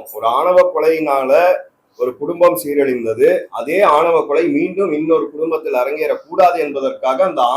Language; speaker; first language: Tamil; native; Tamil